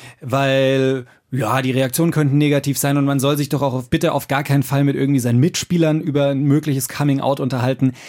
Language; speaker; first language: German; native; German